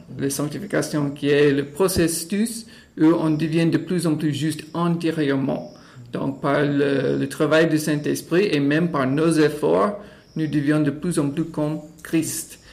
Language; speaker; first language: French; non-native, fluent; English